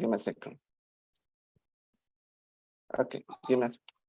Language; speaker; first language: English; non-native, learner; Spanish